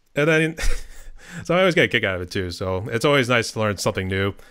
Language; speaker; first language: English; native; English